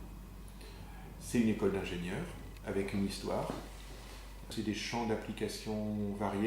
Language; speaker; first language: French; native; French